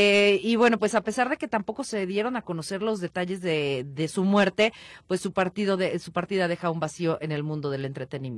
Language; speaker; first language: Spanish; native; Spanish